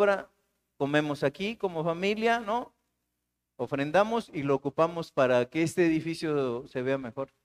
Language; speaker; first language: Spanish; native; Spanish